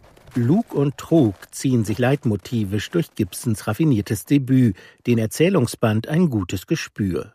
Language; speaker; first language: German; native; German